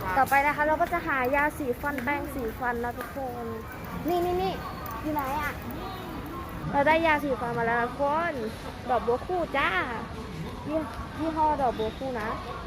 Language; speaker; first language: Thai; native; Thai